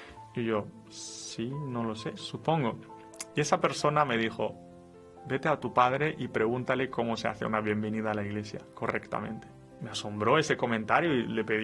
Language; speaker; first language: Spanish; non-native, fluent; Romanian